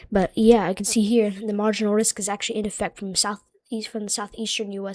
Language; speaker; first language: English; native; English